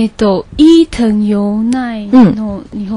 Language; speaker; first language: Japanese; non-native, learner; Chinese